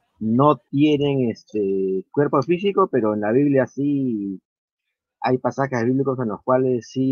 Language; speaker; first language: Spanish; native; Spanish